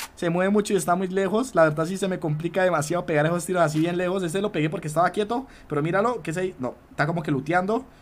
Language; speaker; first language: Spanish; native; Spanish